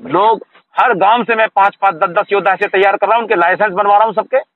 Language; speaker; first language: Hindi; native; Hindi